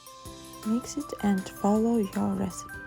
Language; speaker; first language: English; non-native, learner; Russian